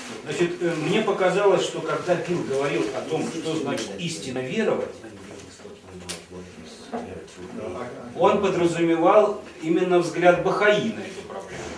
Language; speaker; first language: Russian; native; Russian